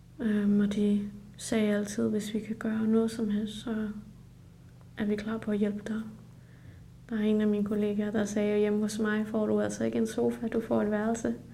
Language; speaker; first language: Danish; early bilingual, other home language; Urdu